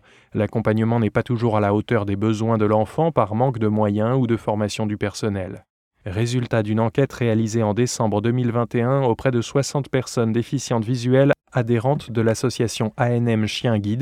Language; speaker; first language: French; native; French